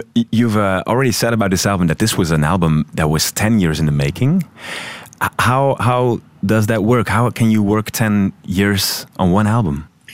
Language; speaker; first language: English; non-native, fluent; Dutch